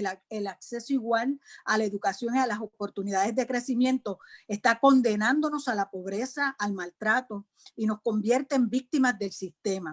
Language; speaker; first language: Spanish; native; Spanish